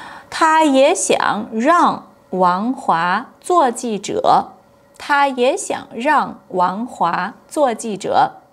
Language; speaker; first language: Chinese; non-native, fluent; Portuguese